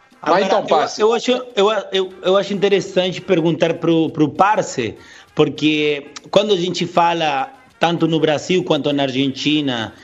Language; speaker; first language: Portuguese; non-native, fluent; Spanish